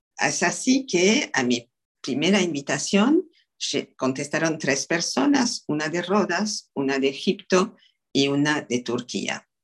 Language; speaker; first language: Spanish; non-native, fluent; French